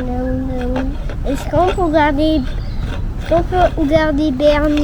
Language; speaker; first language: French; early bilingual, heritage; French